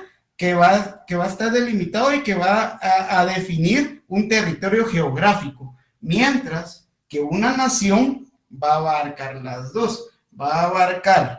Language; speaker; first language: Spanish; native; Spanish